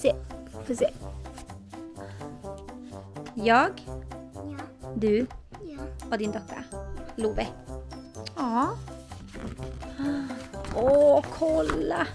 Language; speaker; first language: Swedish; native; Swedish